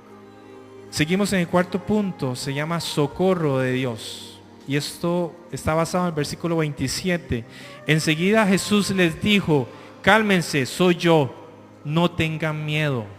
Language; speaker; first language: Spanish; native; Spanish